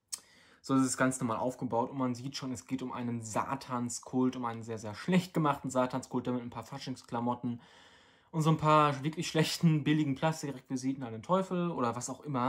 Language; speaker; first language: German; native; German